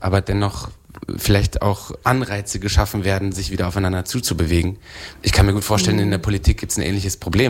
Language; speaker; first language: German; native; German